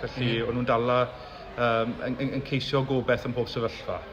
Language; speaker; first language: Welsh; native; Welsh